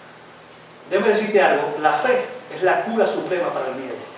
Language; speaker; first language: Spanish; native; Spanish